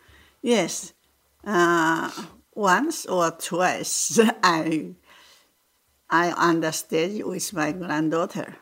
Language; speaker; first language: English; non-native, learner; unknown